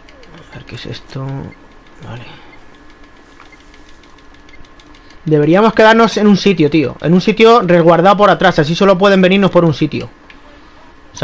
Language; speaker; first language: Spanish; native; Spanish